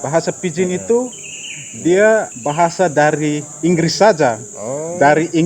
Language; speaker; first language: Indonesian; non-native, fluent; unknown